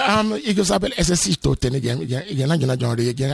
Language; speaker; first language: Hungarian; non-native, fluent; Yoruba